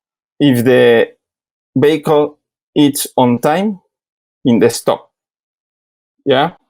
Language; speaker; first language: English; non-native, learner; Spanish